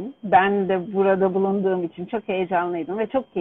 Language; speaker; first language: Turkish; native; Turkish